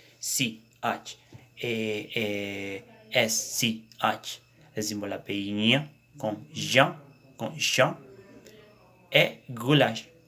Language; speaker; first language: French; non-native, learner; Spanish